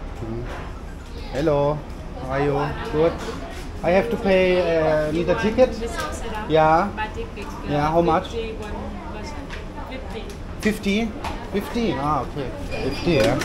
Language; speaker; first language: English; non-native, learner; German